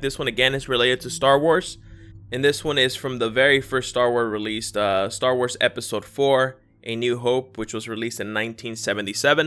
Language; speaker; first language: English; native; English